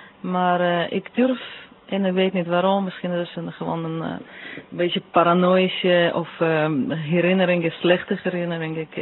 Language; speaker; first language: Dutch; non-native, fluent; Russian